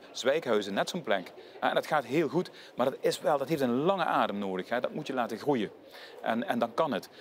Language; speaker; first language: Dutch; native; Dutch